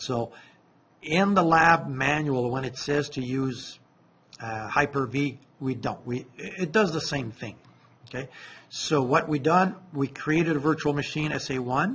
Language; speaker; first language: English; non-native, fluent; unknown